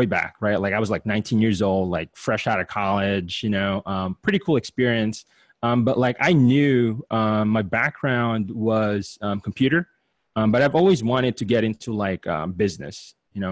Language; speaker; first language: English; non-native, local second language; Filipino